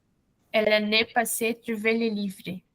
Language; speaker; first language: French; non-native, learner; Portuguese